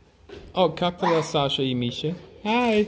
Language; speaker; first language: Russian; non-native, learner; English